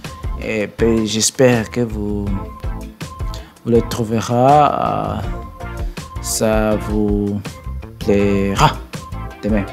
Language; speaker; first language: French; non-native, learner; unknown